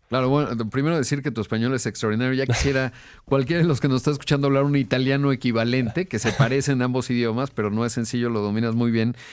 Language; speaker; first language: Spanish; native; Spanish